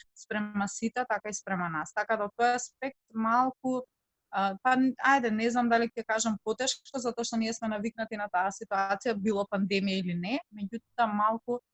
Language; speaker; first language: Macedonian; native; Macedonian